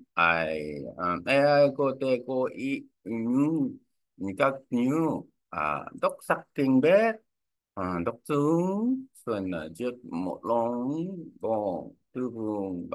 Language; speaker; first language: Vietnamese; non-native, learner; Korean